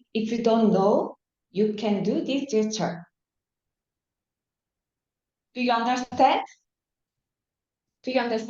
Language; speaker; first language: English; non-native, learner; Korean